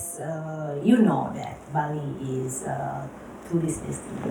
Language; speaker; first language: English; non-native, learner; Indonesian